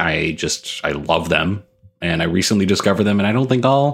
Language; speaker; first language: English; native; English